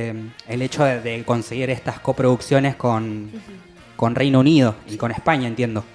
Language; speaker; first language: Spanish; native; Spanish